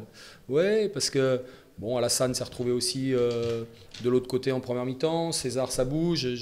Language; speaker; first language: French; native; French